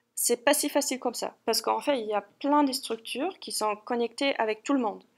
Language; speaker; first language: French; non-native, fluent; German